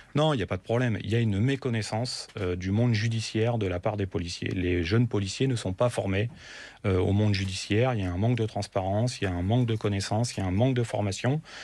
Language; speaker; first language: French; native; French